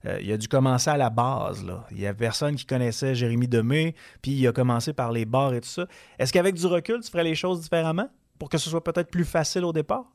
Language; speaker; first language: French; native; French